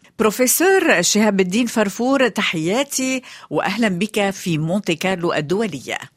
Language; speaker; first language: Arabic; native; Arabic